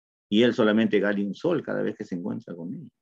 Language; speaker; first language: Spanish; native; Spanish